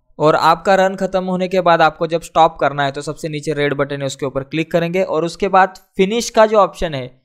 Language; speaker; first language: Hindi; non-native, local second language; Marathi